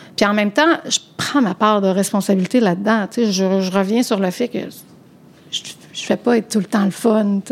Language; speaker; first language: French; native; French